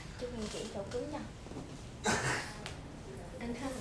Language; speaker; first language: Vietnamese; native; Vietnamese